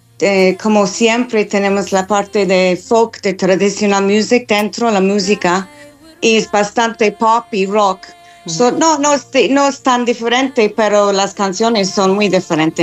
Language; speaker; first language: Spanish; non-native, fluent; English